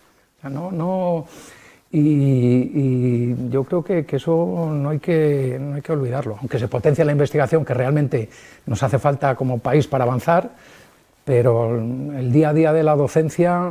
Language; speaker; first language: Spanish; native; Spanish